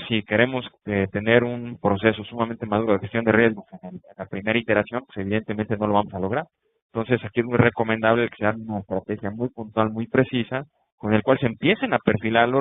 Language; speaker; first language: Spanish; native; Spanish